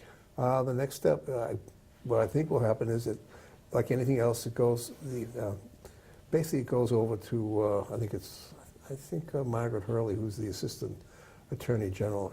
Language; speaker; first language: English; native; English